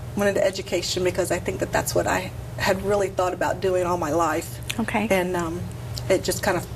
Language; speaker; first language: English; native; English